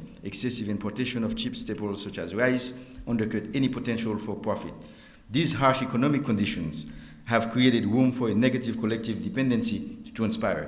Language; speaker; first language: English; non-native, fluent; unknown